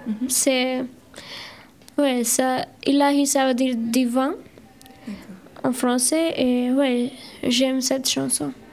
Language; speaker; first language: French; non-native, learner; Gujarati